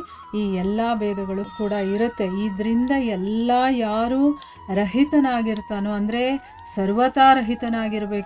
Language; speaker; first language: Kannada; native; Kannada